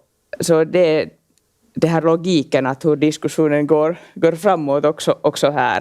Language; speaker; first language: Swedish; non-native, local second language; Finnish